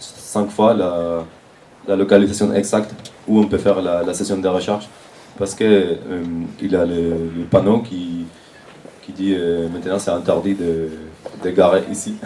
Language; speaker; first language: French; non-native, fluent; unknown